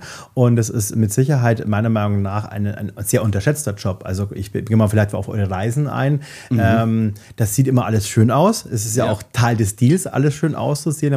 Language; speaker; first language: German; native; German